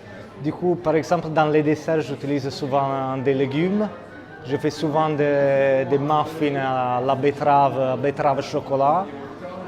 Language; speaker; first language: French; non-native, fluent; Italian